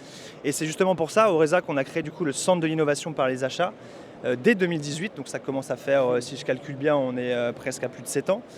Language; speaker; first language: French; native; French